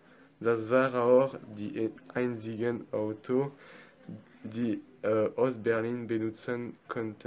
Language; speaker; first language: German; non-native, learner; French